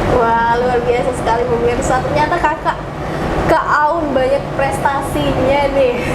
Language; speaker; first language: Indonesian; native; Indonesian